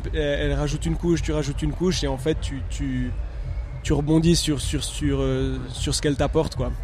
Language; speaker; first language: French; native; French